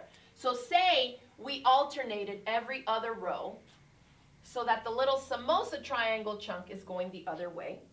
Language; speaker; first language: English; native; English